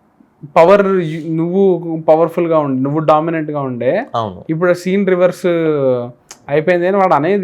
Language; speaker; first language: Telugu; native; Telugu